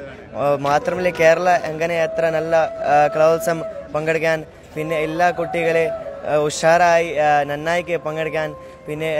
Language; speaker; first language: Malayalam; non-native, local second language; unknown